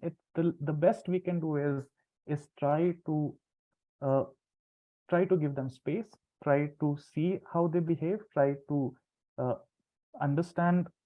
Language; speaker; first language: English; non-native, local second language; Hindi